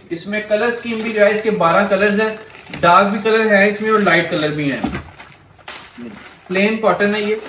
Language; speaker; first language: Urdu; non-native, local second language; Punjabi